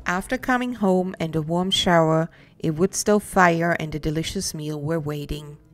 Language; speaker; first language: English; non-native, fluent; German